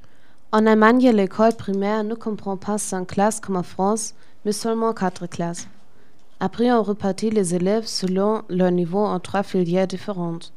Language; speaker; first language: French; non-native, learner; German